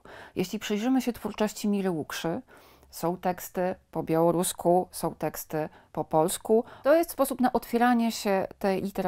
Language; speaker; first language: Polish; native; Polish